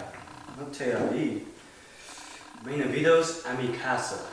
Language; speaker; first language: Spanish; non-native, learner; English